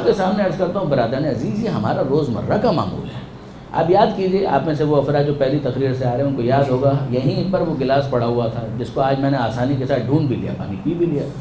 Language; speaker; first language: Urdu; non-native, local second language; Gujarati